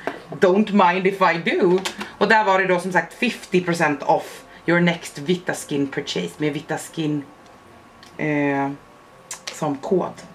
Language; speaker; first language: Swedish; native; Swedish